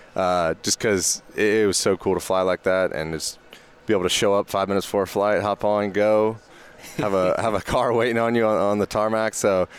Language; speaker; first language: English; native; English